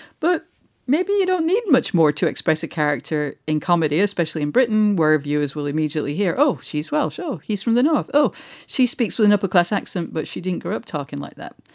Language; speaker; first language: English; native; English